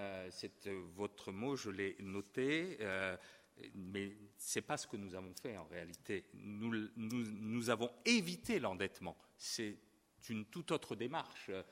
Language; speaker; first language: French; non-native, fluent; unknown